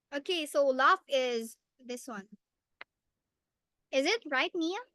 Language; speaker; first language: English; non-native, local second language; Filipino